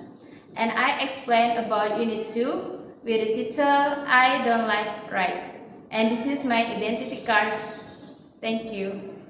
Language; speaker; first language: English; non-native, learner; Indonesian